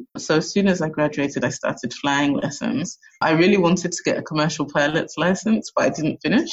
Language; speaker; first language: English; native; English